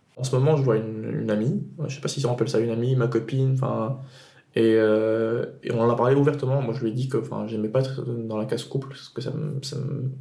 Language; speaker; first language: French; non-native, local second language; Arabic